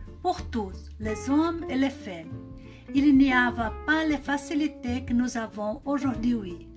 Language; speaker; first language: French; non-native, learner; Portuguese